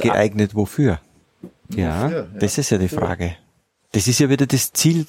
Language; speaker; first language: German; native; German